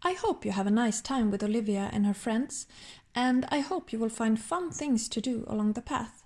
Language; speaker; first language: English; non-native, fluent; Swedish